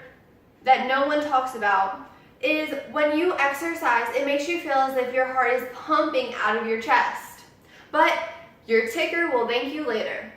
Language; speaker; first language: English; native; English